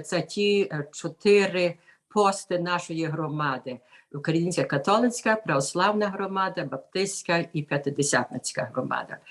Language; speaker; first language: Ukrainian; early bilingual, heritage; Ukrainian